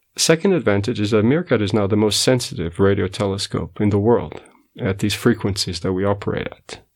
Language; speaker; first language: English; non-native, fluent; Portuguese